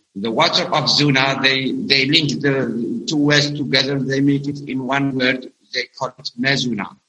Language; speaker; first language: English; non-native, learner; Arabic